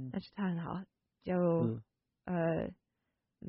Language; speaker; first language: Chinese; non-native, fluent; English